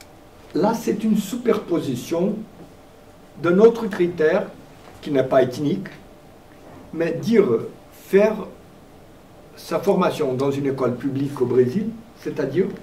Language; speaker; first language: French; non-native, fluent; Portuguese